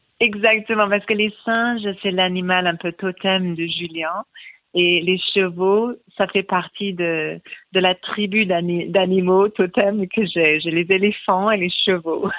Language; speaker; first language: French; non-native, fluent; English